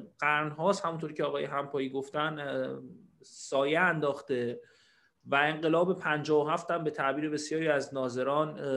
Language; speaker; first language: Persian; native; Persian